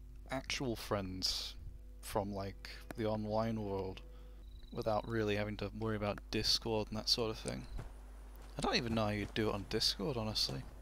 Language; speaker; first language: English; native; English